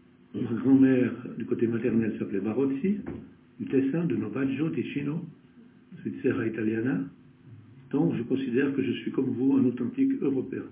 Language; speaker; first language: French; native; French